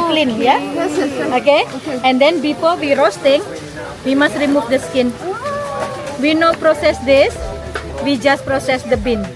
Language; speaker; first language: English; non-native, learner; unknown